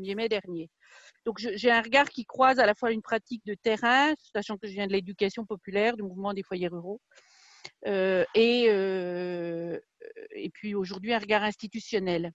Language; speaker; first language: French; native; French